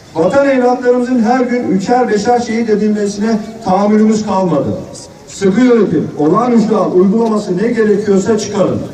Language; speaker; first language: Turkish; native; Turkish